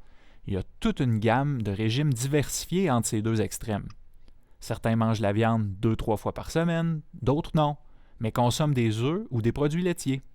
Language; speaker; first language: French; native; French